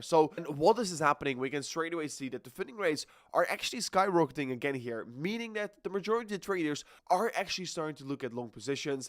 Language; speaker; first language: English; non-native, fluent; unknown